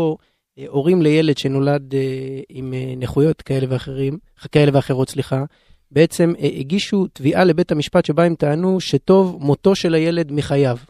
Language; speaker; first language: Hebrew; native; Hebrew